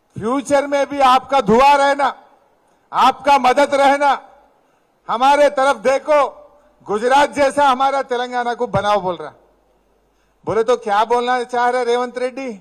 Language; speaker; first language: Hindi; non-native, local second language; Telugu